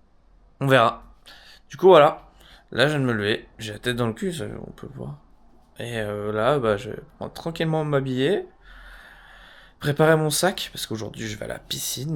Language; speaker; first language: French; native; French